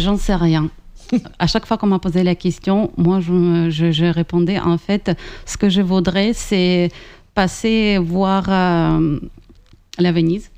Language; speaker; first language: French; non-native, fluent; Ukrainian